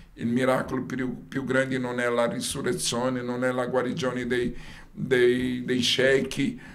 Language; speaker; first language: Italian; non-native, fluent; Portuguese